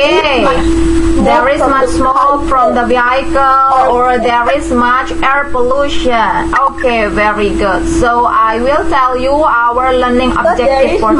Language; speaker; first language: English; non-native, fluent; Indonesian